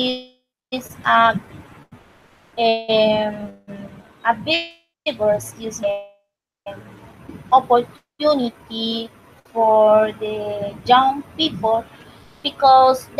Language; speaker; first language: English; non-native, learner; Spanish